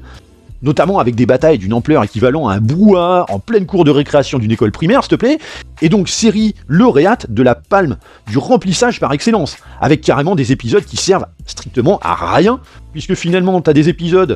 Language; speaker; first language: French; native; French